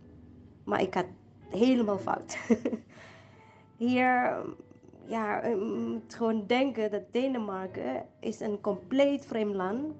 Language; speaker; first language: Dutch; non-native, fluent; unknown